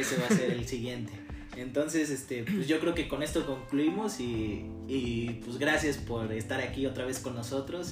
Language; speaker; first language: Spanish; native; Spanish